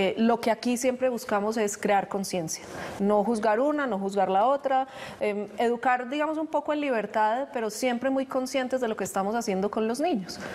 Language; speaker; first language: Spanish; native; Spanish